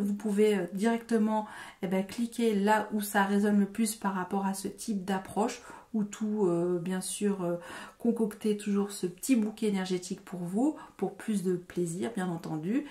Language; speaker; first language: French; native; French